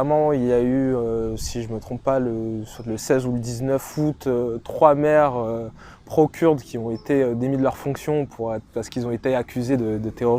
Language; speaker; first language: French; native; French